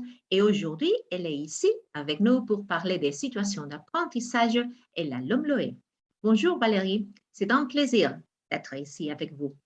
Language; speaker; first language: French; non-native, fluent; Spanish